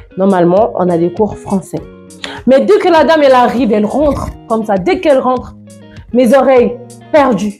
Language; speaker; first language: French; non-native, fluent; Yoruba